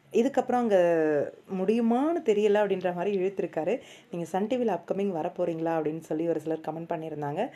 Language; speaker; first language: Tamil; native; Tamil